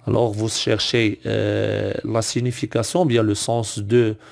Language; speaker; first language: French; non-native, local second language; Arabic